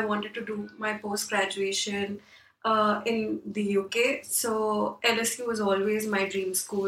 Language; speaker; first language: English; non-native, local second language; Hindi